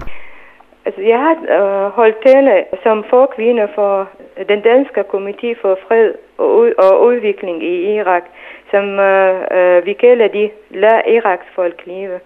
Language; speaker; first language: Danish; non-native, fluent; Arabic